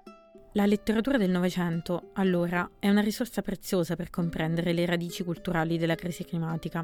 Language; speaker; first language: Italian; native; Italian